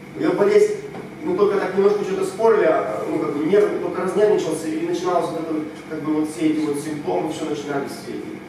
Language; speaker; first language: Russian; non-native, local second language; Romanian